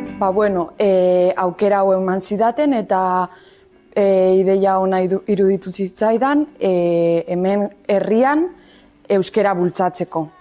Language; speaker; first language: Basque; native; Basque